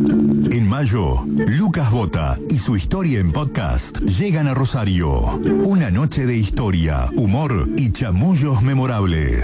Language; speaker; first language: Spanish; native; Spanish